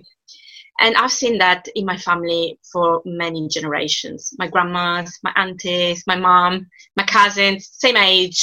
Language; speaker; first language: English; non-native, fluent; Italian